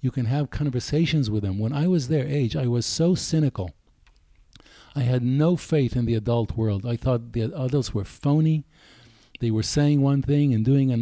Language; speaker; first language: English; non-native, fluent; Hebrew